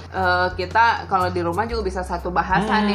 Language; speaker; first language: Indonesian; native; Indonesian